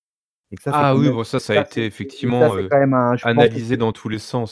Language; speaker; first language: French; native; French